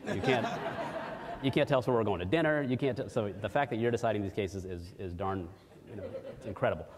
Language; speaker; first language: English; early bilingual, other home language; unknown